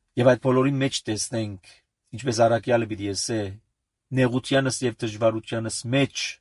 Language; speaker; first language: Armenian; early bilingual, heritage; Armenian